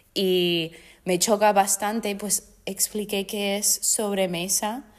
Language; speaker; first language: Spanish; non-native, fluent; English